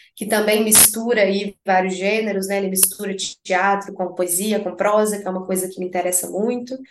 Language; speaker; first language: Portuguese; native; Portuguese